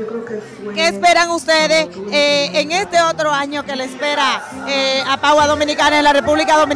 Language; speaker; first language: Spanish; native; Spanish